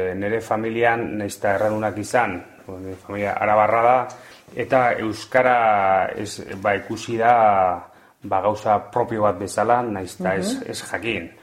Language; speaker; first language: Basque; non-native, local second language; Spanish